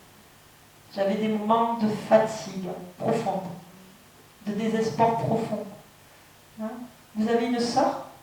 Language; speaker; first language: French; native; French